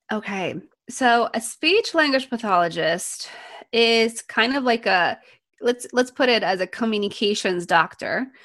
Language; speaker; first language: English; non-native, fluent; Polish